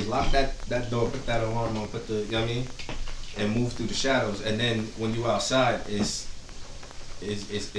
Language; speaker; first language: English; native; English